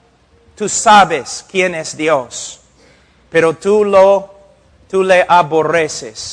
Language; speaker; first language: Spanish; non-native, fluent; English